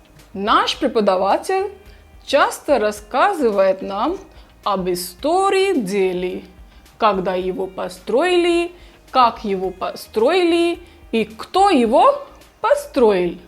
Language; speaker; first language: Russian; non-native, fluent; Hindi